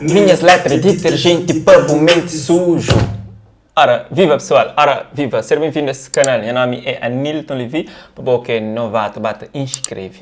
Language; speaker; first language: Portuguese; non-native, local second language; Kabuverdianu